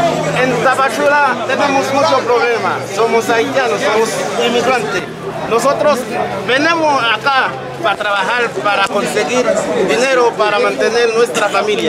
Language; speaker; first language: Spanish; non-native, fluent; Haitian Creole